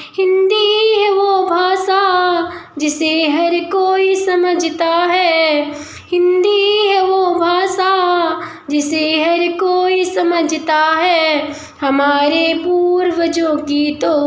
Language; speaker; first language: Hindi; native; Hindi